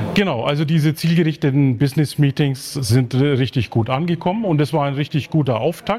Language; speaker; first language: German; native; German